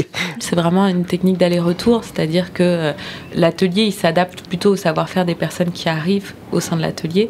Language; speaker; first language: French; native; French